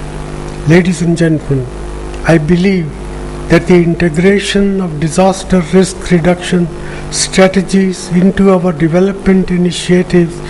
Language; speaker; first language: English; non-native, local second language; Punjabi